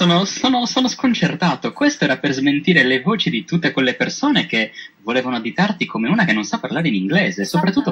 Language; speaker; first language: Italian; native; Italian